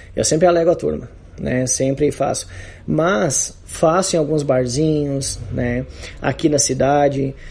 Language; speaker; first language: Portuguese; native; Portuguese